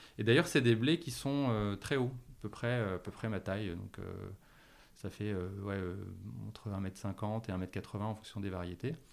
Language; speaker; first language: French; native; French